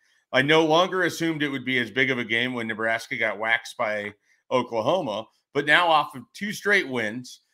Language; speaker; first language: English; native; English